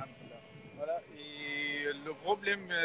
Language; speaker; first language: French; non-native, fluent; Arabic